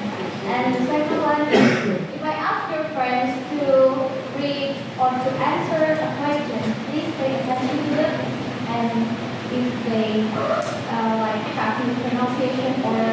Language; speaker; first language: English; non-native, fluent; Indonesian